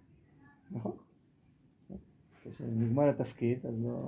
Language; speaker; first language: Hebrew; non-native, fluent; Spanish